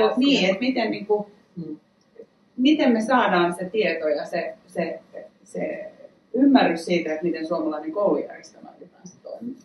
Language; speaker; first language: Finnish; native; Finnish